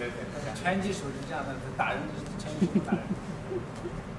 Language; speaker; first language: Russian; non-native, learner; Chinese